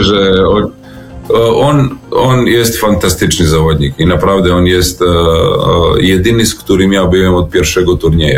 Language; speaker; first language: Polish; non-native, learner; Serbian